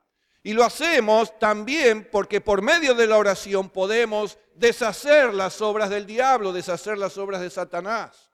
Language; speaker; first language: Spanish; native; Spanish